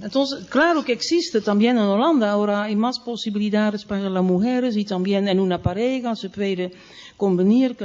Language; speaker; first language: Spanish; non-native, fluent; Dutch